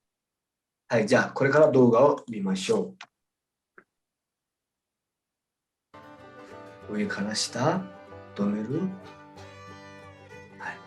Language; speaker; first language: Japanese; non-native, fluent; Nepali